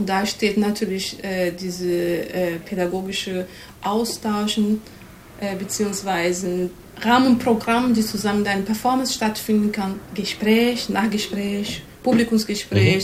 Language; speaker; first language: German; non-native, fluent; Portuguese